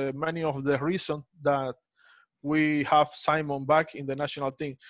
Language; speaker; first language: English; non-native, fluent; Spanish